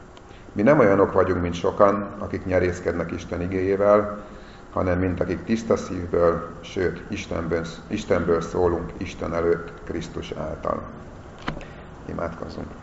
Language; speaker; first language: Hungarian; native; Hungarian